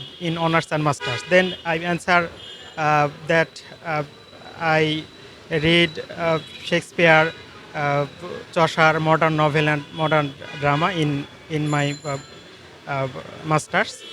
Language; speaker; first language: English; non-native, learner; Bangla